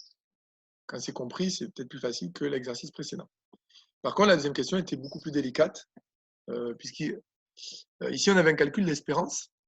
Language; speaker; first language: French; native; French